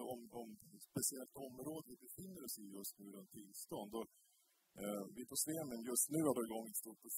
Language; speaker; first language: Swedish; native; Swedish